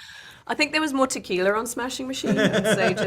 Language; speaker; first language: English; native; English